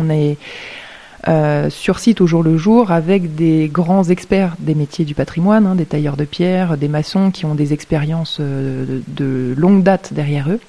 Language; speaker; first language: French; native; French